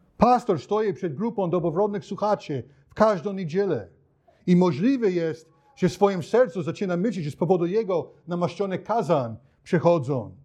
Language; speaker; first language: Polish; non-native, fluent; English